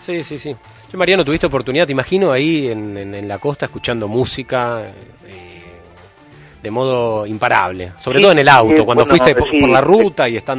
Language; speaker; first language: Spanish; native; Spanish